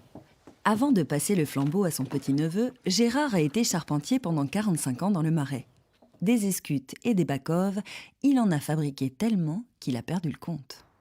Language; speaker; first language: French; native; French